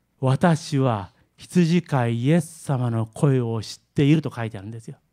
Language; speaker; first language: Japanese; early bilingual, heritage; Japanese